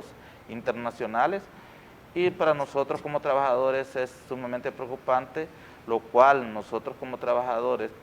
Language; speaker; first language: Spanish; native; Spanish